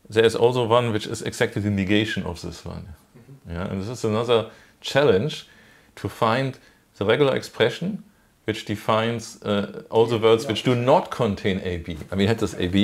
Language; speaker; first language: English; non-native, fluent; German